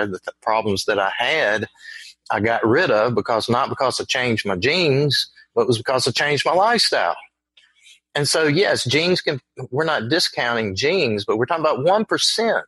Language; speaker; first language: English; native; English